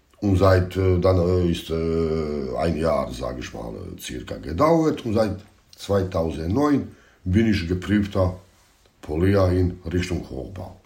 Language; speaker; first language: German; non-native, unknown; Bosnian